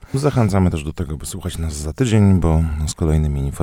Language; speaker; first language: Polish; native; Polish